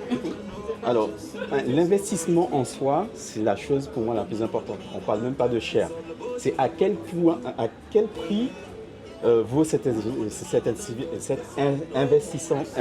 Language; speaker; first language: French; native; French